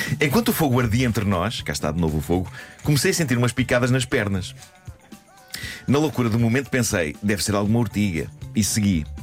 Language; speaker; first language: Portuguese; native; Portuguese